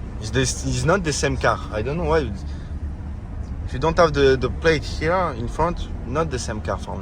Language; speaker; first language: English; non-native, learner; French